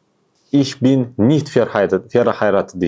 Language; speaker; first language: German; non-native, fluent; Uzbek